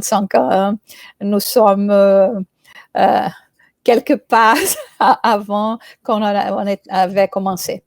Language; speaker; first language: French; non-native, fluent; Portuguese